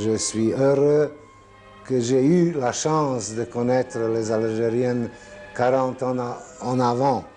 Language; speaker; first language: French; non-native, fluent; Serbian